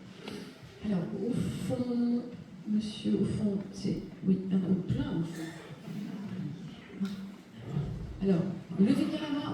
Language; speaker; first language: French; native; French